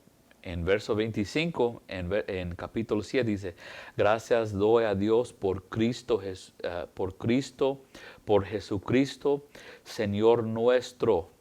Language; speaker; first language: Spanish; early bilingual, heritage; English